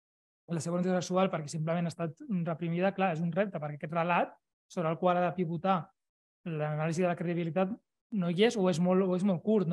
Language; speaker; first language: Catalan; native; Catalan